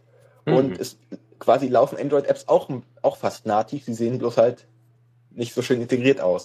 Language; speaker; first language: German; native; German